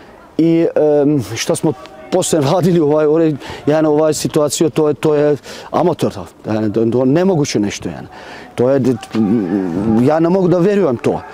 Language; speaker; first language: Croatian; non-native, learner; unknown